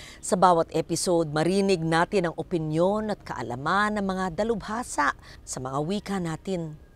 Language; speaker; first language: Filipino; native; Filipino